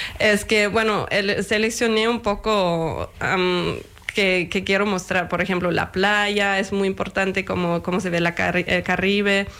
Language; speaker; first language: Spanish; non-native, fluent; German